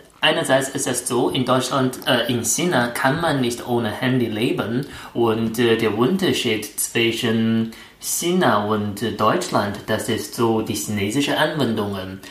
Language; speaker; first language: German; non-native, fluent; Chinese